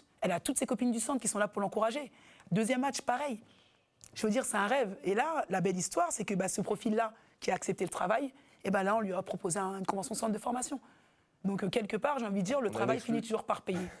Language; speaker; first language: French; native; French